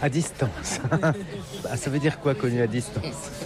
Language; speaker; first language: French; native; French